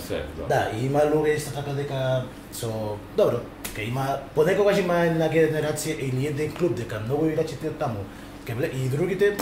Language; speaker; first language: Macedonian; non-native, learner; Spanish